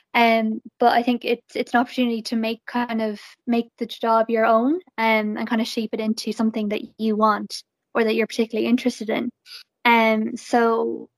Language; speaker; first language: English; native; English